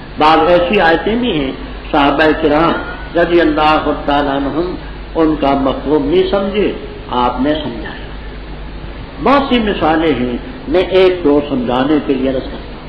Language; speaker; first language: Urdu; non-native, local second language; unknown